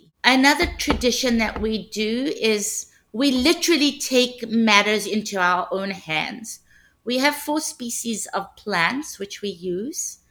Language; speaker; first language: English; native; English